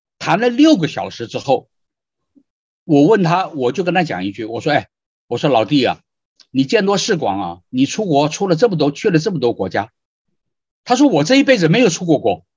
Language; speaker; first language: Chinese; native; Chinese